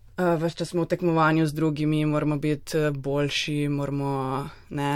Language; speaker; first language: Slovenian; native; Slovenian